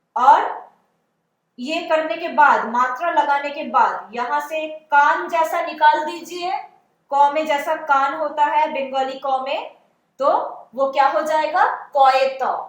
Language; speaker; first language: Hindi; non-native, local second language; Bangla